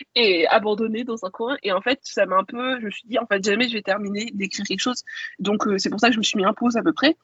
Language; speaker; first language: French; native; French